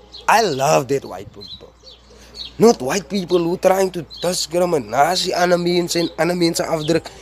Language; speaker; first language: English; non-native, local second language; Afrikaans